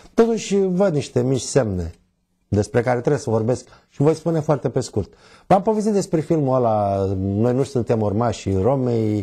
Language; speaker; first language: Romanian; native; Romanian